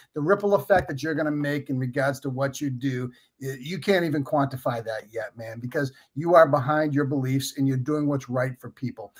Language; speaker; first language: English; native; English